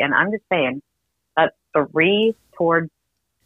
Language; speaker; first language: English; native; English